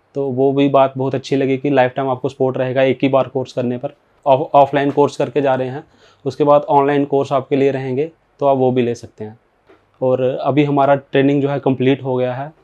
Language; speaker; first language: Hindi; native; Hindi